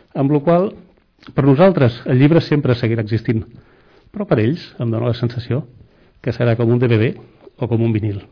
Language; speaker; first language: Catalan; native; Catalan